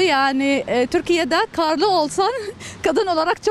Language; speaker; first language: Turkish; non-native, learner; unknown